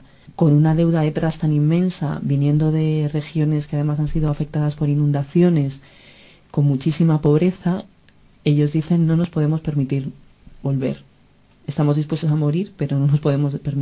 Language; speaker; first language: Spanish; native; Spanish